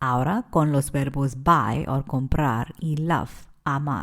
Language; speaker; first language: Spanish; non-native, fluent; English